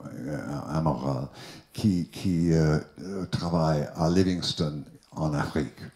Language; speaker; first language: French; non-native, learner; English